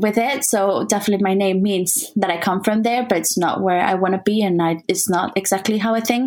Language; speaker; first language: English; non-native, fluent; Spanish